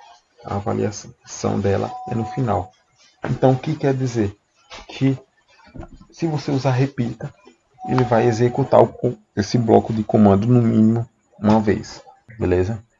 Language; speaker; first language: Portuguese; native; Portuguese